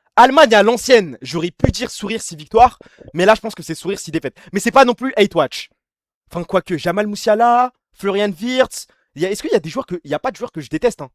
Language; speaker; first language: French; early bilingual, other home language; Arabic